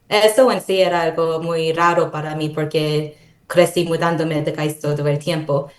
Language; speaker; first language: Spanish; non-native, fluent; Korean